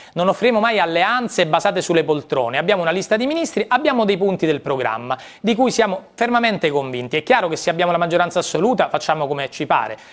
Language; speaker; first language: Italian; native; Italian